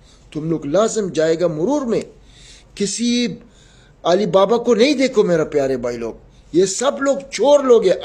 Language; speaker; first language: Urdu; non-native, local second language; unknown